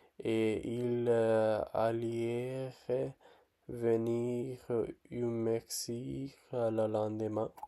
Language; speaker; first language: French; non-native, learner; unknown